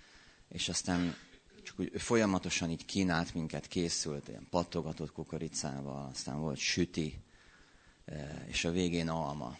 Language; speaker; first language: Hungarian; native; Hungarian